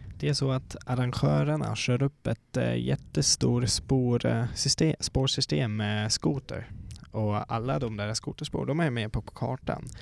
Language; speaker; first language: Swedish; non-native, fluent; Swiss German